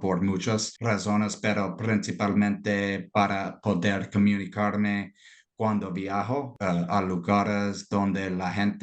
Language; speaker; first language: Spanish; non-native, learner; English